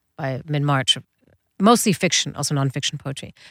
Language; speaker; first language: English; early bilingual, other home language; Dutch